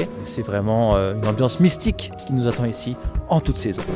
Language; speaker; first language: French; native; French